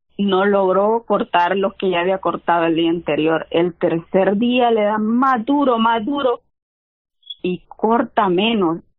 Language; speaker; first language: Spanish; native; Spanish